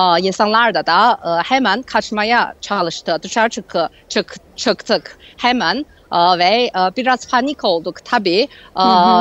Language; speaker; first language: Turkish; non-native, fluent; Chinese